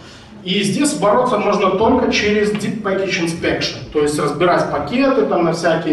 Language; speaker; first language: Russian; native; Russian